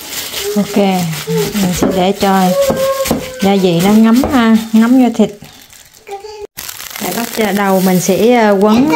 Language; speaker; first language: Vietnamese; native; Vietnamese